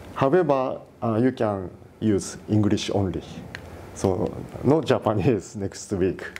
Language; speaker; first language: English; non-native, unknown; Japanese